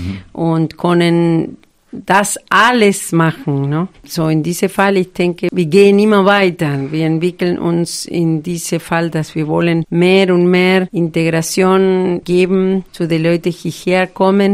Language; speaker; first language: German; non-native, fluent; Spanish